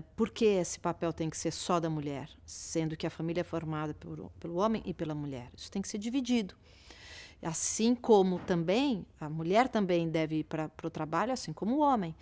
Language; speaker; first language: Portuguese; native; Portuguese